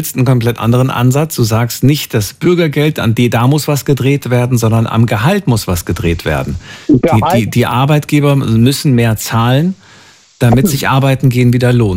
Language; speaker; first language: German; native; German